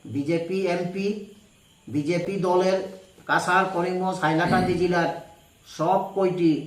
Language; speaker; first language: Bangla; non-native, local second language; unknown